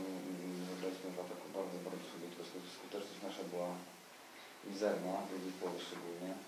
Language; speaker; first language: Polish; native; Polish